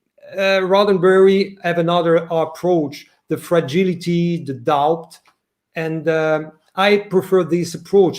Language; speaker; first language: English; non-native, learner; French